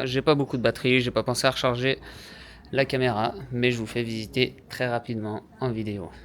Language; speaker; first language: French; native; French